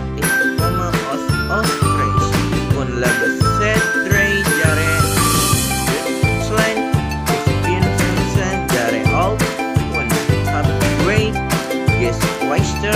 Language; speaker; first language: German; non-native, learner; Indonesian